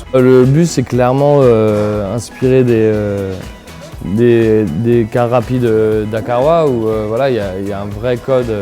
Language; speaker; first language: French; native; French